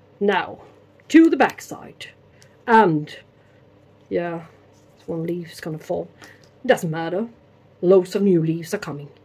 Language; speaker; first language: English; non-native, fluent; Swedish